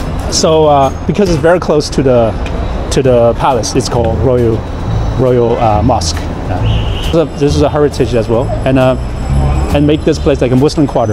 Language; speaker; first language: English; non-native, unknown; Chinese